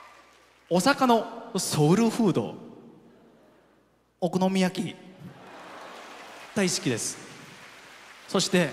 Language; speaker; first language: Japanese; non-native, fluent; Korean